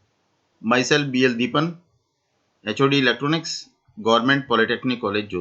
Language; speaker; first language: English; non-native, local second language; Hindi